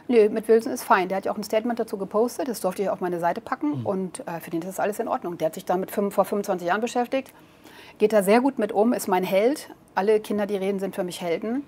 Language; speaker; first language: German; native; German